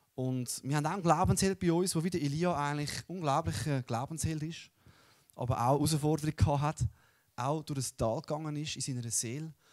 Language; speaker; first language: German; native; German